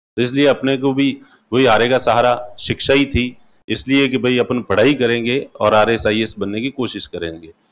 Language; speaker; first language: Hindi; non-native, local second language; Marwari